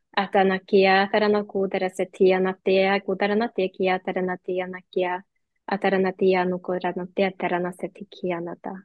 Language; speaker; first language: Norwegian; native; Norwegian